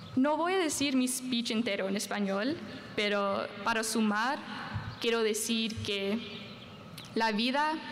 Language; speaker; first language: Spanish; early bilingual, heritage; Spanish